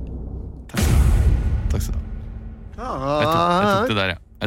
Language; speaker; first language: Norwegian; native; Norwegian